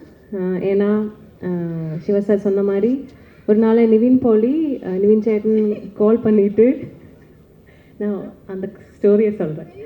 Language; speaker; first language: Tamil; non-native, learner; Malayalam